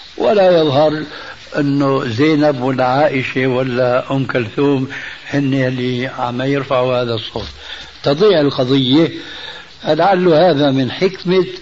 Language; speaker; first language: Arabic; early bilingual, other home language; Albanian